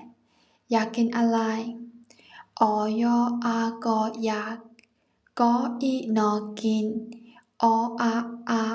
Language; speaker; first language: Thai; non-native, learner; Chinese